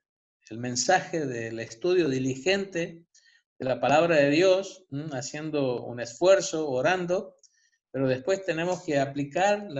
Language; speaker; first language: Spanish; native; Spanish